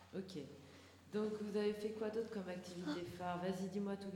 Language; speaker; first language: French; native; French